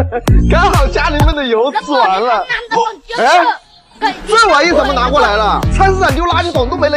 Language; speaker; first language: Chinese; native; Chinese